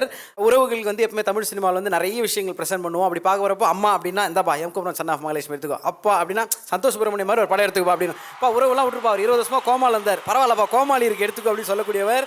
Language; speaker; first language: Tamil; native; Tamil